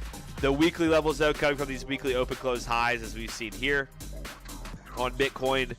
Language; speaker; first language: English; native; English